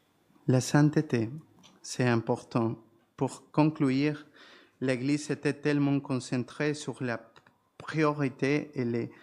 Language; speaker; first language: French; non-native, fluent; Spanish